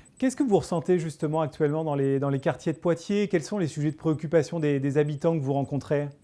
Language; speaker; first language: French; native; French